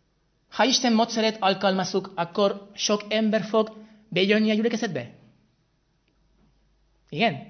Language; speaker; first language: Hungarian; non-native, fluent; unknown